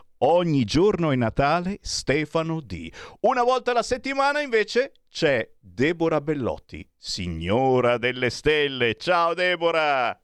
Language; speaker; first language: Italian; native; Italian